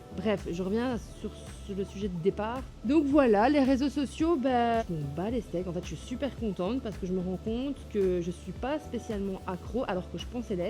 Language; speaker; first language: French; native; French